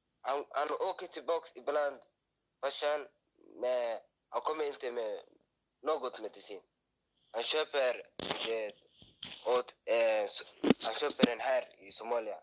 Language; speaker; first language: Swedish; early bilingual, other home language; Somali